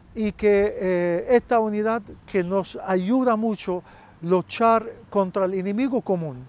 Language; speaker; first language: Spanish; non-native, fluent; Arabic